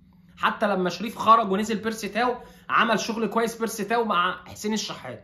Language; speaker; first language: Arabic; native; Arabic